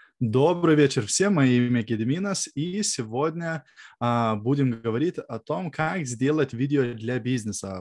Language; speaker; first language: Russian; non-native, fluent; Lithuanian